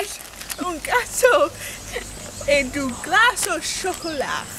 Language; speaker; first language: French; non-native, learner; English